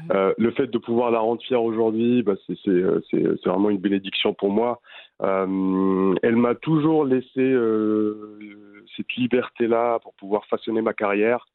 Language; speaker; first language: French; non-native, local second language; Arabic